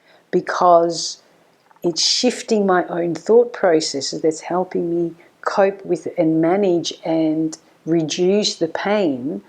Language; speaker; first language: English; native; English